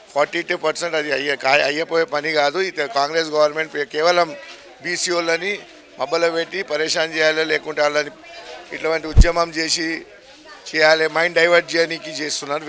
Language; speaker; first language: Telugu; non-native, local second language; Gujarati